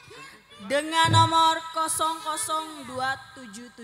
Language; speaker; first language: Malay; non-native, local second language; Javanese